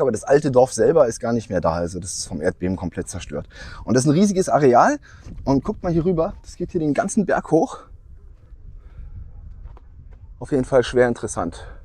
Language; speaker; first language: German; native; German